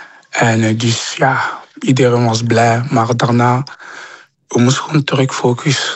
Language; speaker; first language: Dutch; non-native, local second language; French